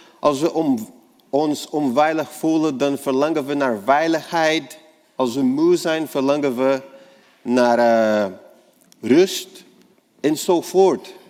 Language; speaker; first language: Dutch; non-native, fluent; Portuguese